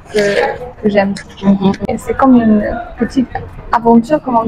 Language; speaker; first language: French; non-native, fluent; German